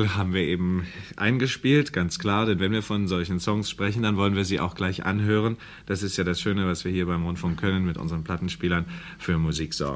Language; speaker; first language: German; native; German